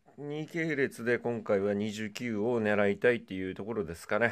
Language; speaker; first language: Japanese; native; Japanese